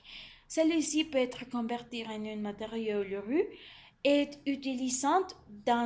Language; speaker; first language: French; non-native, learner; Spanish